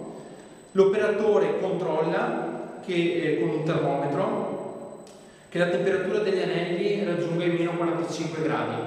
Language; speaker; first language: Italian; native; Italian